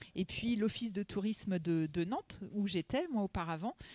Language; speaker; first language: French; native; French